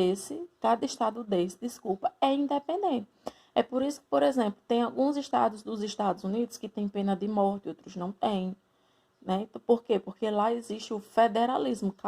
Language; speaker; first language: Portuguese; native; Portuguese